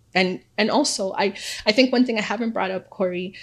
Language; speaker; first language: English; early bilingual, other home language; Akan